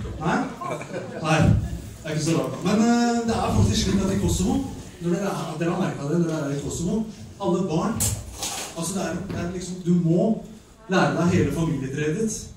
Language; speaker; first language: Norwegian; early bilingual, other home language; Albanian